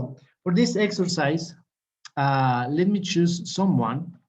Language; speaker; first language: English; non-native, fluent; Spanish